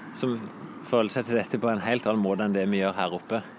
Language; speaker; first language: Norwegian; native; Norwegian